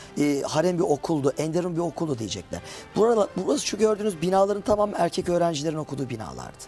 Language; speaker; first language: Turkish; native; Turkish